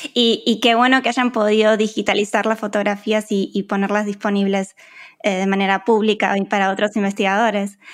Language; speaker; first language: Spanish; native; Spanish